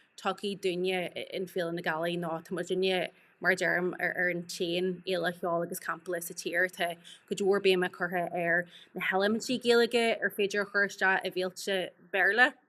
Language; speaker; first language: Irish; native; Irish